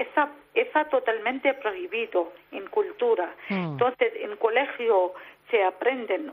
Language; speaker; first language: Spanish; non-native, learner; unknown